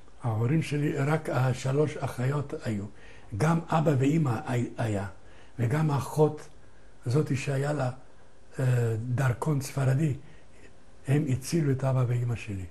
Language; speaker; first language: Hebrew; non-native, learner; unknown